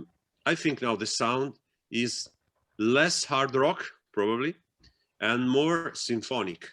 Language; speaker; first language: English; non-native, fluent; Italian